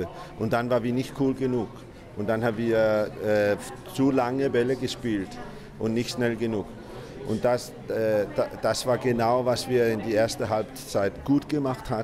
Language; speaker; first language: German; non-native, fluent; Danish